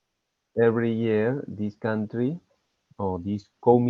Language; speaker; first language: English; non-native, learner; Spanish